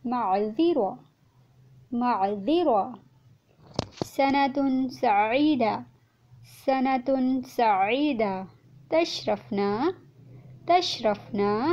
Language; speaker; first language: Arabic; non-native, fluent; Urdu